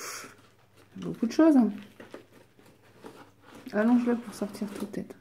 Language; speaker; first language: French; native; French